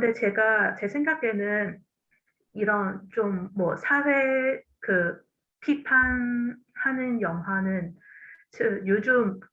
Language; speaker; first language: Korean; non-native, fluent; Cantonese